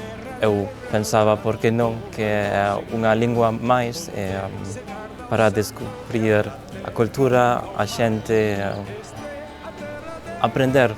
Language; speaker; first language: Galician; non-native, fluent; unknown